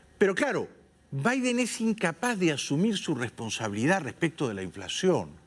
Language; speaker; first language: Spanish; native; Spanish